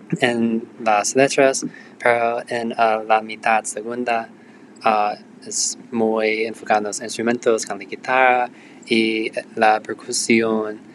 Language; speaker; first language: Spanish; non-native, learner; English